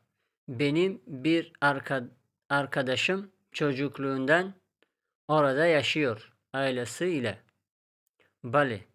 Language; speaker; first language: Turkish; non-native, fluent; Tajik